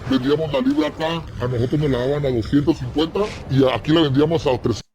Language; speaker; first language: Spanish; native; Spanish